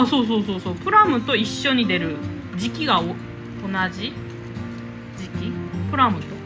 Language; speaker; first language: Japanese; non-native, fluent; Korean